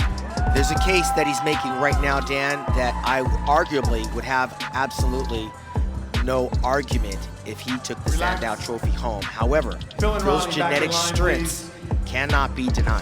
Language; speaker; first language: English; native; English